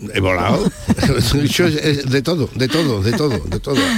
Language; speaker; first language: Spanish; native; Spanish